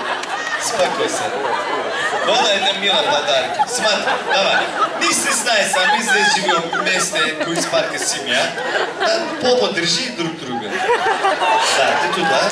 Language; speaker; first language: Russian; non-native, learner; Turkish